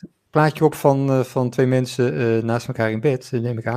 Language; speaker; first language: Dutch; native; Dutch